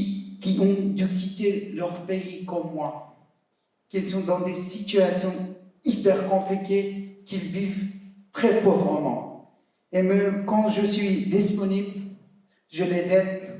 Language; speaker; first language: French; non-native, fluent; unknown